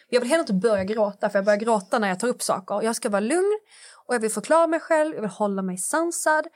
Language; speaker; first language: Swedish; native; Swedish